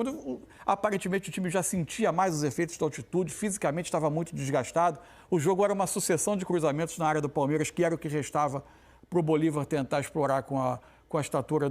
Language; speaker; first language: Portuguese; native; Portuguese